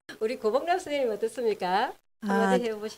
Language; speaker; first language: Korean; native; Korean